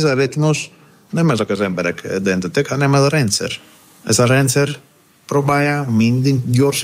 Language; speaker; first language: Hungarian; non-native, learner; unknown